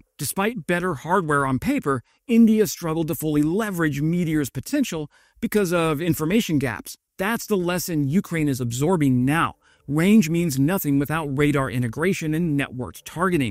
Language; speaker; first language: English; native; English